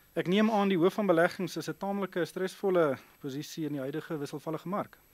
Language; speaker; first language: Afrikaans; native; Afrikaans